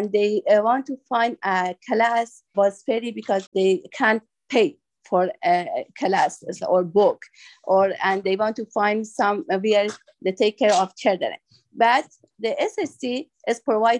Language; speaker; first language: English; non-native, learner; Persian